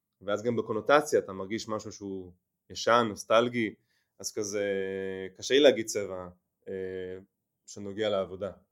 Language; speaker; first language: Hebrew; native; Hebrew